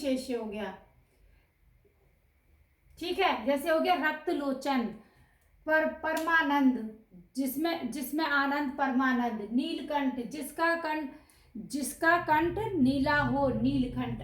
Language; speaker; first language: Hindi; native; Hindi